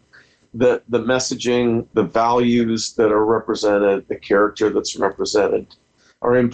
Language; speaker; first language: English; native; English